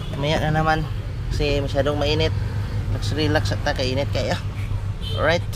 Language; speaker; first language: Filipino; non-native, local second language; Cebuano